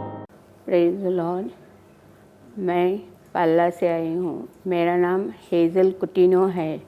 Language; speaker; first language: Hindi; non-native, local second language; Malayalam